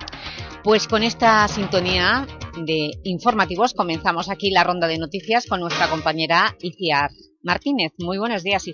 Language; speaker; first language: Spanish; native; Spanish